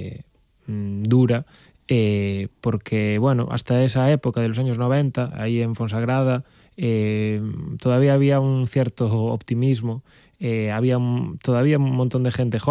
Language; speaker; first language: Spanish; native; Spanish